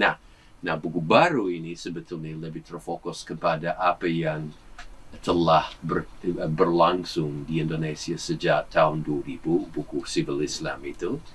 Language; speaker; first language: Indonesian; non-native, fluent; English